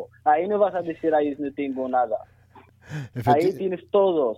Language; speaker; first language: Spanish; non-native, learner; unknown